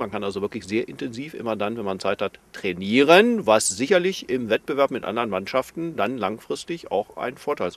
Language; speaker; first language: German; native; German